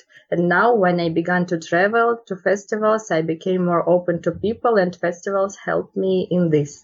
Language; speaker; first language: English; non-native, learner; Russian